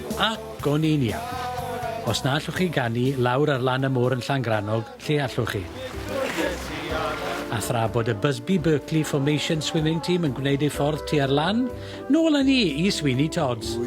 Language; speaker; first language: Welsh; native; Welsh